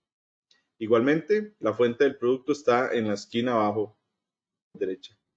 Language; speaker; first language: Spanish; native; Spanish